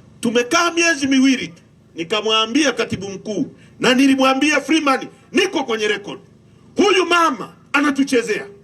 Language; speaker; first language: Swahili; native; Swahili